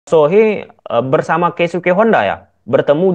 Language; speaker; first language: Indonesian; native; Indonesian